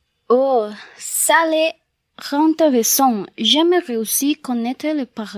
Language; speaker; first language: French; non-native, learner; Spanish